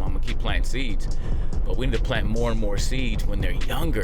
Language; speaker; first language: English; native; English